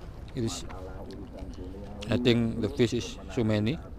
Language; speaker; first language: English; non-native, learner; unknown